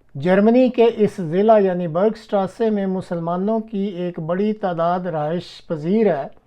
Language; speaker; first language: Urdu; native; Urdu